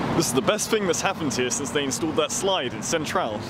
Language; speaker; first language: English; native; English